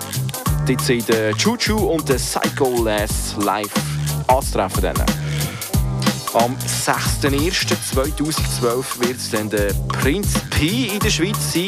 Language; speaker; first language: German; native; German